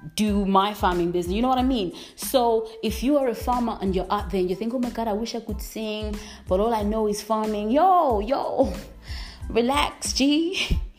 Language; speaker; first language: English; non-native, local second language; Nyanja